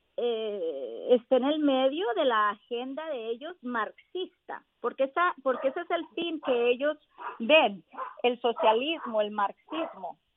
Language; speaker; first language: Spanish; native; Spanish